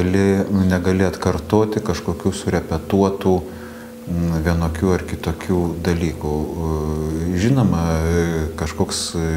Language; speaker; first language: Lithuanian; native; Lithuanian